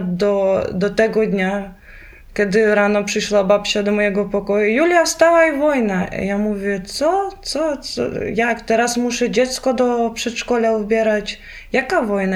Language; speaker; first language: Polish; non-native, learner; Ukrainian